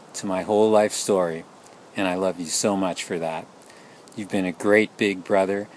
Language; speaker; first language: English; native; English